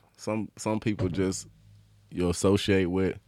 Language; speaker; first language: English; native; English